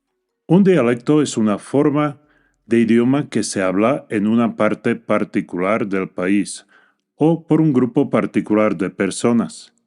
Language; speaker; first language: Spanish; non-native, fluent; English